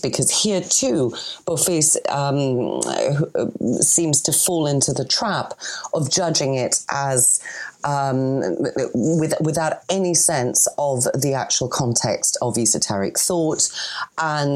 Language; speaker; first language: English; non-native, fluent; Greek